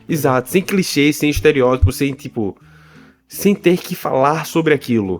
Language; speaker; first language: Portuguese; native; Portuguese